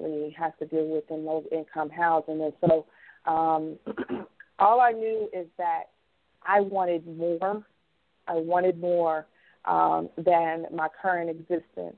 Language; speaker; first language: English; native; English